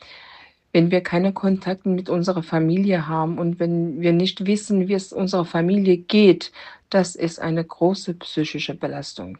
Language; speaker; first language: German; non-native, fluent; Persian